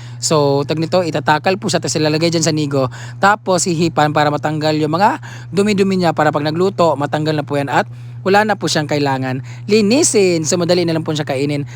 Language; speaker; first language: Filipino; non-native, local second language; Cebuano